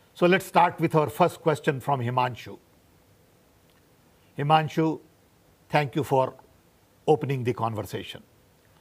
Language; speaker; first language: English; non-native, local second language; Gujarati